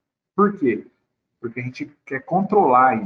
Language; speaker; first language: Portuguese; native; Portuguese